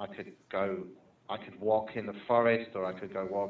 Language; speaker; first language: English; non-native, fluent; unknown